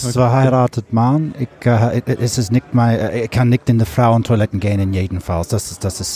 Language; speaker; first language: German; non-native, learner; English